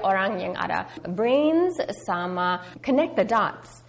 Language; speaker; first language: Indonesian; early bilingual, heritage; English